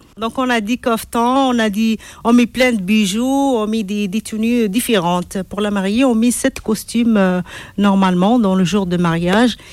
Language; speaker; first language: French; non-native, local second language; Arabic